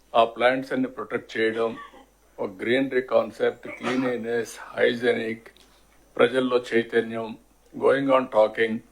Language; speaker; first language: Telugu; native; Telugu